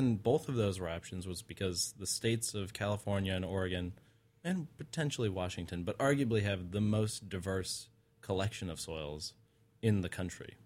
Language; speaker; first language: English; native; English